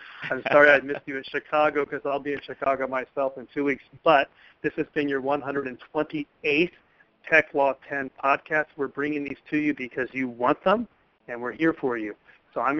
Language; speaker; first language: English; native; English